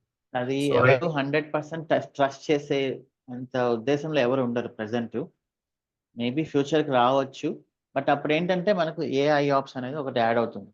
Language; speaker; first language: Telugu; native; Telugu